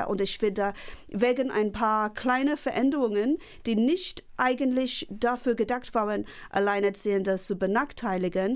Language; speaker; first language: German; non-native, fluent; English